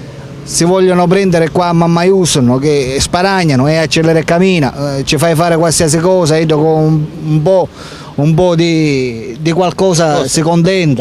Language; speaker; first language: Italian; native; Italian